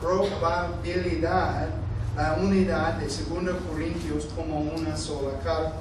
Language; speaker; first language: Spanish; non-native, fluent; English